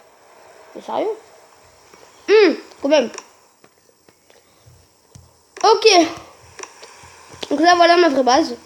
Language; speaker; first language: French; native; French